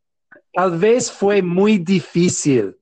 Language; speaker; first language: Spanish; non-native, learner; English